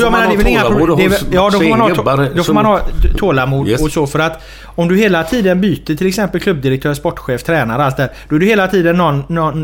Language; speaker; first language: Swedish; native; Swedish